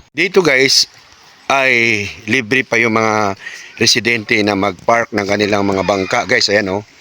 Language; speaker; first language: Filipino; non-native, local second language; Cebuano